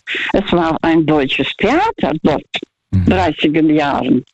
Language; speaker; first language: German; non-native, learner; Russian